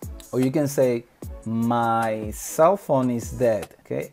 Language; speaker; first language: English; non-native, fluent; Spanish